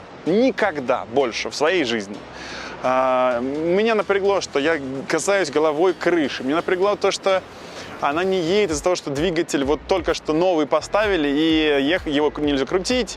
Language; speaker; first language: Russian; native; Russian